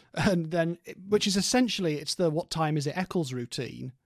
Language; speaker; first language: English; native; English